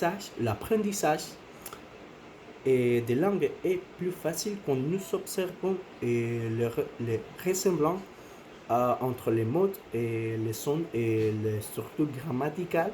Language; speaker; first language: French; non-native, learner; Spanish